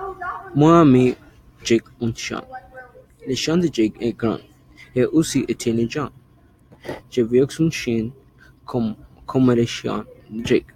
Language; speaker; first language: French; non-native, learner; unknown